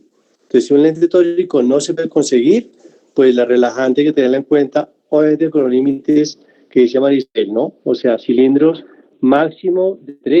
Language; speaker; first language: Spanish; native; Spanish